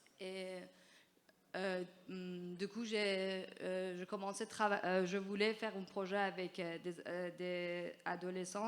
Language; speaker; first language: French; non-native, fluent; Persian